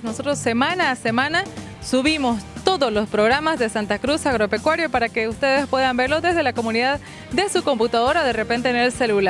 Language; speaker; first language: Spanish; native; Spanish